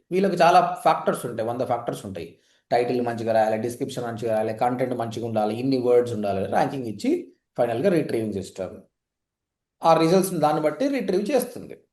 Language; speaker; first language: Telugu; native; Telugu